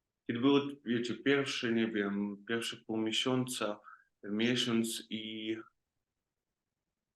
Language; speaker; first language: Polish; non-native, fluent; Ukrainian